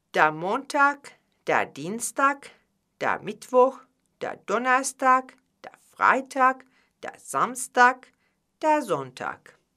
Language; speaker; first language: German; non-native, fluent; Turkish